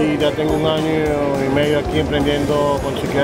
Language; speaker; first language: Spanish; native; Spanish